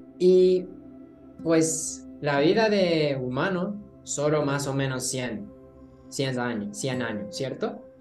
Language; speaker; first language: Spanish; non-native, learner; Japanese